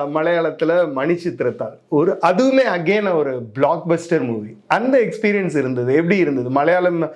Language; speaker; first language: Tamil; native; Tamil